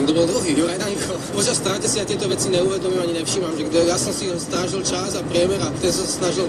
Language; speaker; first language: Slovak; native; Slovak